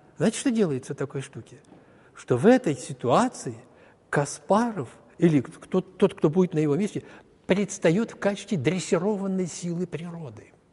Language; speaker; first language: Russian; native; Russian